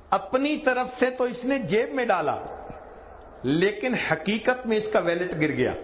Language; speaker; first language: Urdu; non-native, local second language; Punjabi